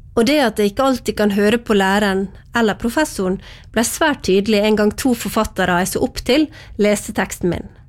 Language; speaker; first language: Norwegian; native; Norwegian